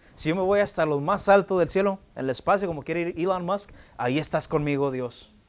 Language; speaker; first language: Spanish; early bilingual, heritage; Spanish